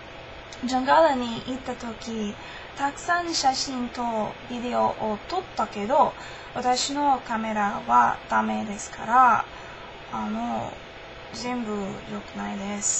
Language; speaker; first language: Japanese; non-native, learner; English